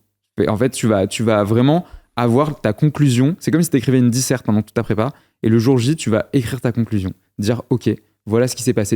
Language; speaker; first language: French; native; French